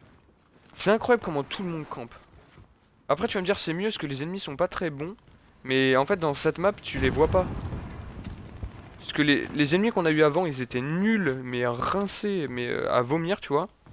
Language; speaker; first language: French; native; French